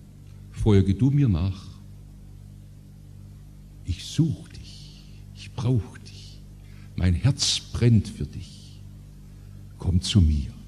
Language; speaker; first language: German; native; German